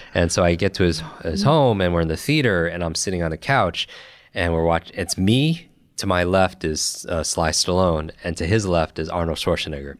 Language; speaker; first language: English; native; English